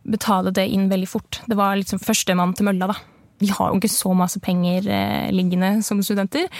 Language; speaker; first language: Norwegian; native; Norwegian